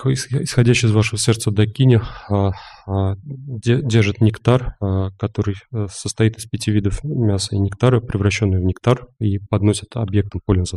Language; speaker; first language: Russian; native; Russian